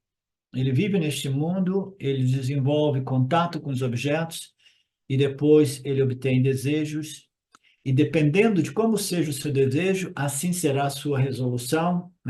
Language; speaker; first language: Portuguese; native; Portuguese